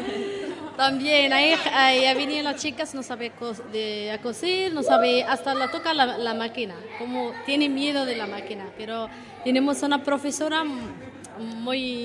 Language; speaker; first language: Spanish; non-native, learner; Arabic